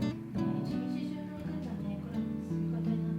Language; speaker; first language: Japanese; native; Japanese